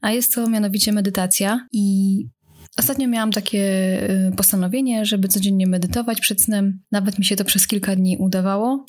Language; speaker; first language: Polish; native; Polish